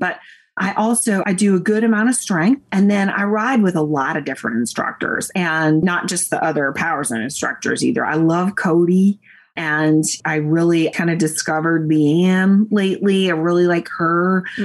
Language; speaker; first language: English; native; English